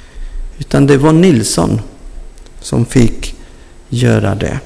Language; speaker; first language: Swedish; non-native, fluent; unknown